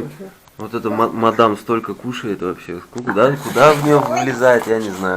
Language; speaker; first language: Russian; native; Russian